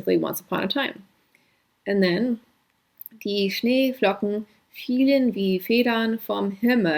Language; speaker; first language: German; non-native, fluent; English